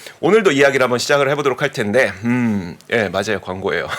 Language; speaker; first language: Korean; native; Korean